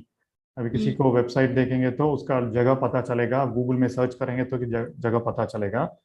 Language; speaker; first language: Hindi; non-native, local second language; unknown